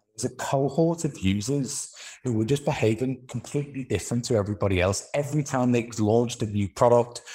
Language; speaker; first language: English; native; English